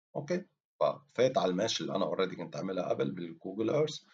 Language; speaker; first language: Arabic; native; Arabic